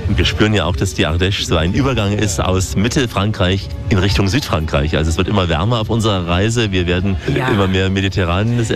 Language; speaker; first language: German; native; German